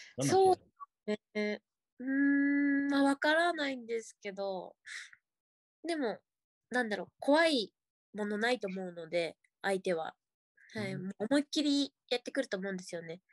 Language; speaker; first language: Japanese; native; Japanese